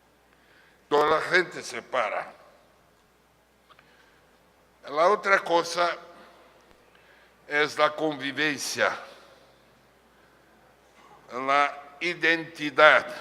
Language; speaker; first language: Spanish; non-native, fluent; Portuguese